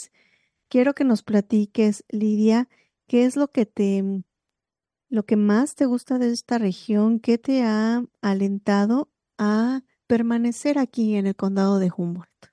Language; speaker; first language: Spanish; native; Spanish